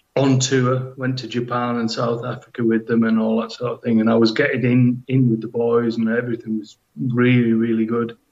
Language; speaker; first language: English; native; English